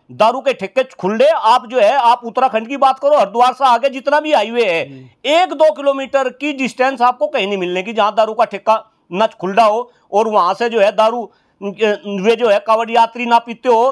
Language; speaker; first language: Hindi; native; Hindi